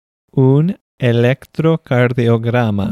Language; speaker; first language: Spanish; non-native, fluent; English